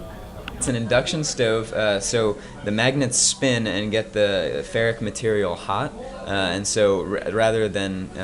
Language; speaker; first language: English; native; English